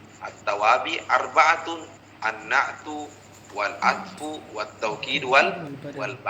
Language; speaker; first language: Arabic; non-native, fluent; Indonesian